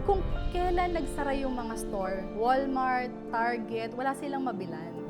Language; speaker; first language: Filipino; native; Filipino